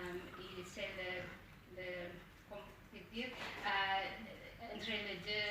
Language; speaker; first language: French; non-native, learner; English